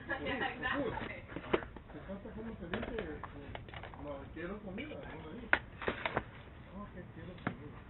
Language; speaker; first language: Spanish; non-native, learner; English